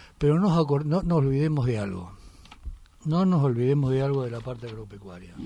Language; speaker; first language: Spanish; native; Spanish